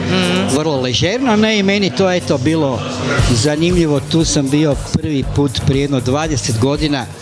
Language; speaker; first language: Croatian; native; Croatian